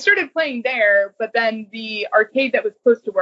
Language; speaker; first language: English; native; English